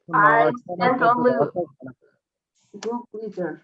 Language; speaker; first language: English; non-native, fluent; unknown